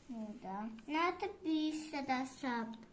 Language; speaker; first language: Russian; non-native, local second language; Kazakh